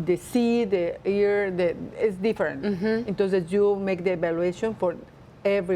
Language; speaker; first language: English; non-native, learner; Spanish